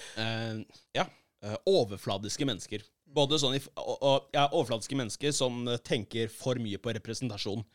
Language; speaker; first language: Norwegian; early bilingual, other home language; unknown